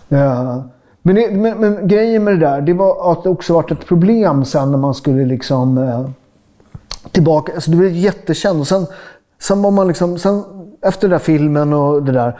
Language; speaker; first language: Swedish; native; Swedish